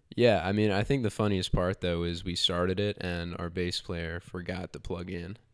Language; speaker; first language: English; native; English